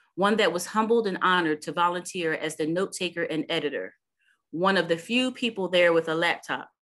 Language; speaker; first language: English; native; English